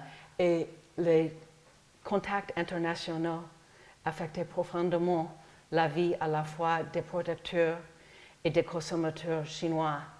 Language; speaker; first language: French; non-native, fluent; English